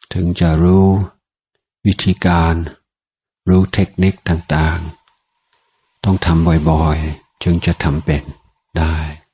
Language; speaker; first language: Thai; non-native, fluent; English